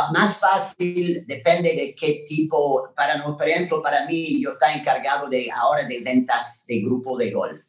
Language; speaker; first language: Spanish; non-native, learner; French